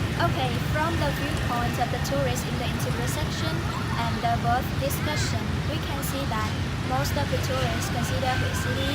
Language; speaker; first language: English; non-native, learner; Vietnamese